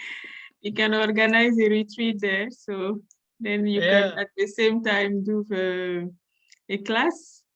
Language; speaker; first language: English; non-native, fluent; French